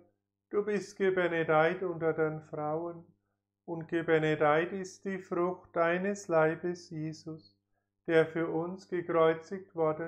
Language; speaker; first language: German; native; German